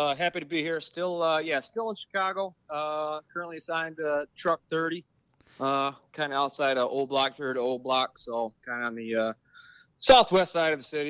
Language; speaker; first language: English; native; English